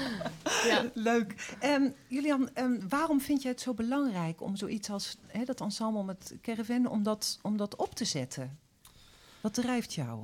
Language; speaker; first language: Dutch; native; Dutch